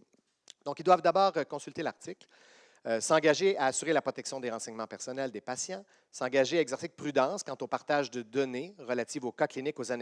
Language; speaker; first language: French; native; French